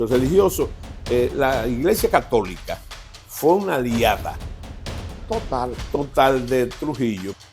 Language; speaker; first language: Spanish; native; Spanish